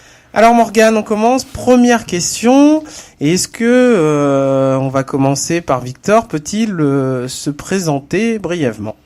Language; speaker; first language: French; native; French